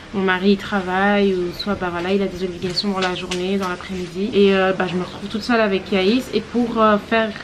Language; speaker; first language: French; native; French